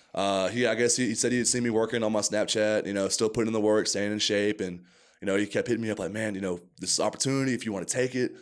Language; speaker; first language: English; native; English